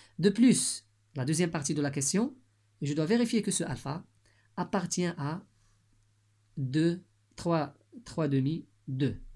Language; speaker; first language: French; non-native, local second language; Arabic